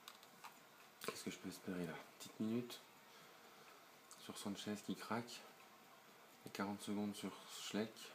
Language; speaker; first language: French; native; French